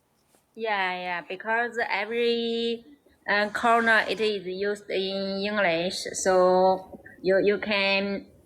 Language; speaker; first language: English; non-native, learner; Chinese